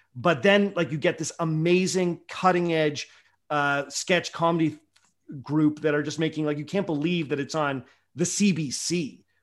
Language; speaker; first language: English; native; English